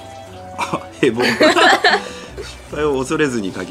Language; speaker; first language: Japanese; native; Japanese